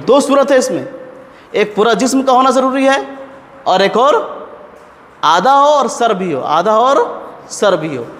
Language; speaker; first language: Urdu; native; Urdu